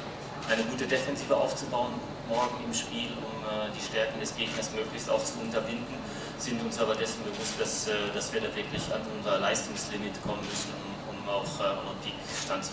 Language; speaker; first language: German; native; German